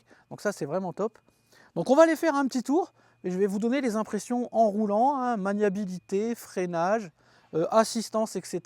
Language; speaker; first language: French; native; French